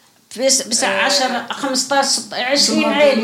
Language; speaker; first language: Swedish; non-native, learner; Arabic